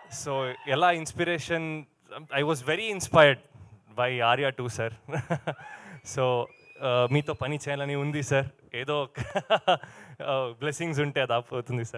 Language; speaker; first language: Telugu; non-native, learner; Kannada